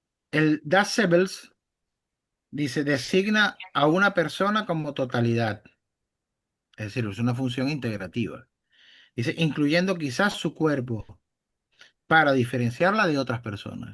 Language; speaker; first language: Spanish; native; Spanish